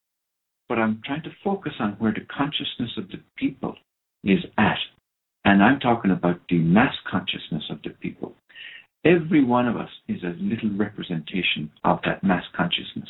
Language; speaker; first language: English; non-native, local second language; Irish